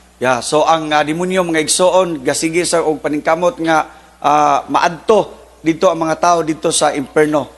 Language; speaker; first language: Cebuano; native; Cebuano